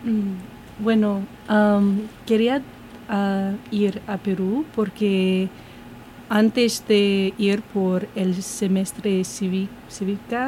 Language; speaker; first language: Spanish; non-native, learner; English